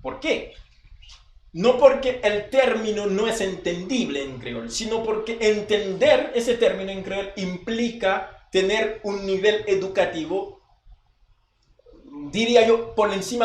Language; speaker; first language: Spanish; non-native, fluent; Haitian Creole